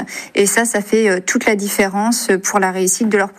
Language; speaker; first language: French; native; French